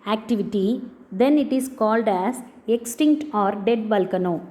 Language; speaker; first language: English; non-native, local second language; Tamil